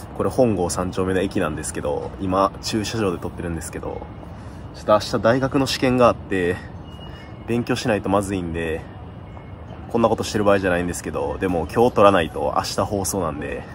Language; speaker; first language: Japanese; native; Japanese